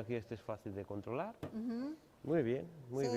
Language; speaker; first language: Spanish; native; Spanish